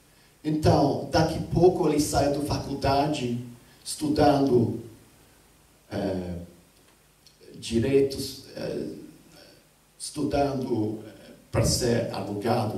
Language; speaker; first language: Portuguese; non-native, fluent; English